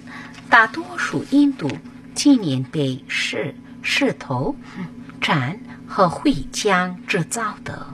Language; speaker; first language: Chinese; non-native, learner; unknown